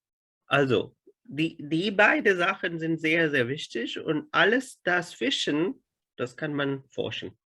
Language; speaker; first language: German; non-native, fluent; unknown